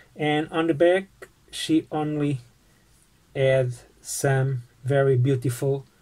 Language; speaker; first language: English; non-native, fluent; Portuguese